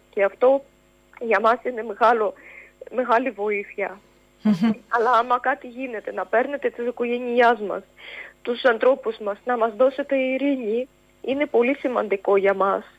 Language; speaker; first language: Greek; non-native, fluent; Ukrainian